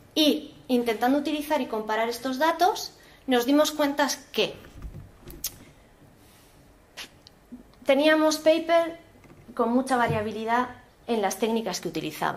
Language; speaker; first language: Spanish; native; Spanish